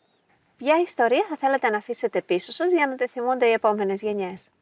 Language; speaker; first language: Greek; native; Greek